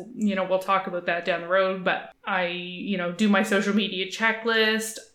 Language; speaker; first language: English; native; English